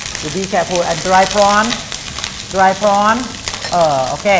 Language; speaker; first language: English; non-native, learner; Thai